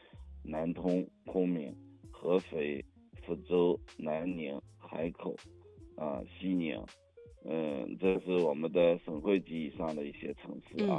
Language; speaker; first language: Chinese; native; Chinese